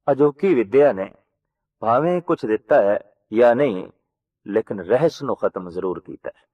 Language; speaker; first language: Hindi; non-native, local second language; Punjabi